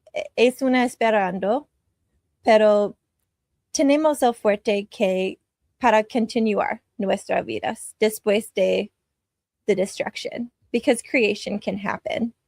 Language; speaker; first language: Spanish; non-native, learner; English